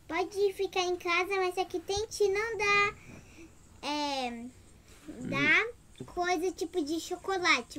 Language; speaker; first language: Portuguese; early bilingual, heritage; Portuguese